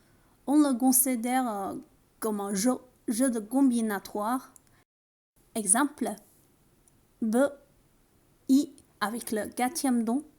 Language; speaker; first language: French; non-native, learner; Chinese